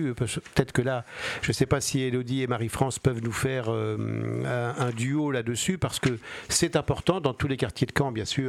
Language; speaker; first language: French; native; French